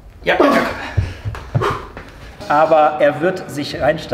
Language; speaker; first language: German; native; German